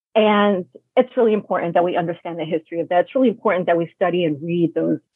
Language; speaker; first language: English; native; English